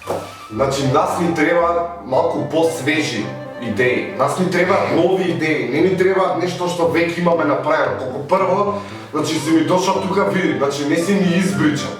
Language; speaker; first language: Macedonian; native; Macedonian